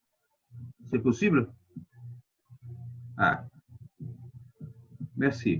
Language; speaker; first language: French; non-native, fluent; Portuguese